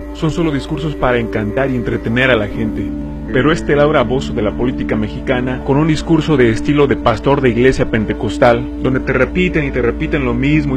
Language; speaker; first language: Spanish; native; Spanish